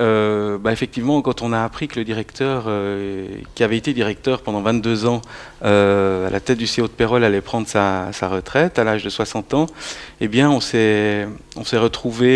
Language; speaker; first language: French; native; French